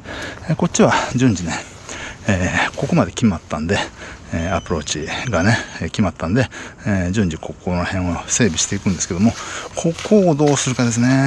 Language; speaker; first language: Japanese; native; Japanese